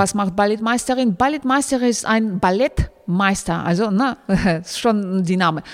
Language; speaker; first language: German; non-native, fluent; Russian